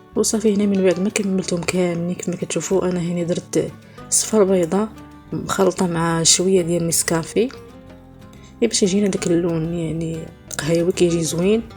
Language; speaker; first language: Arabic; native; Arabic